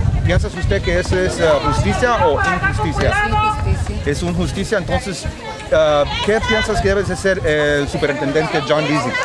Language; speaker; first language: Spanish; early bilingual, heritage; Spanish